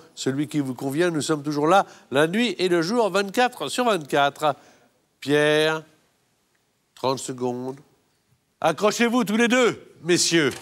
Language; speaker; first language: French; native; French